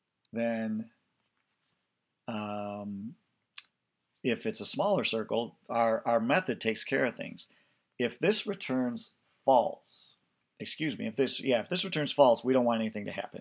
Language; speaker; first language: English; native; English